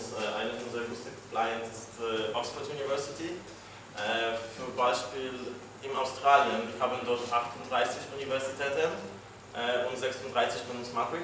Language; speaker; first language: German; non-native, fluent; Polish